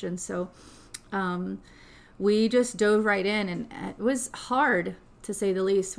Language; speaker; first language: English; native; English